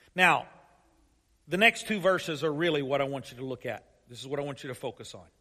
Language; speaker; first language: English; native; English